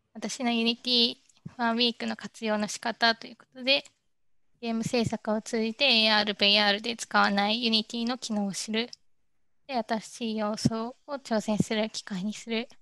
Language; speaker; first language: Japanese; native; Japanese